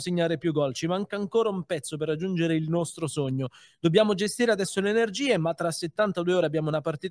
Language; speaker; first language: Italian; native; Italian